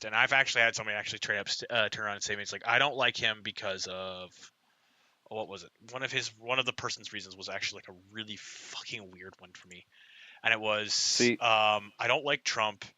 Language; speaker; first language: English; native; English